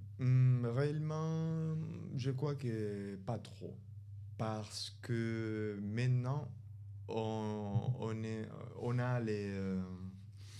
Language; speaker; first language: French; non-native, fluent; Spanish